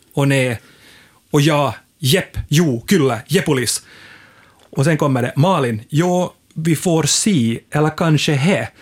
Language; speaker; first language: Swedish; native; Swedish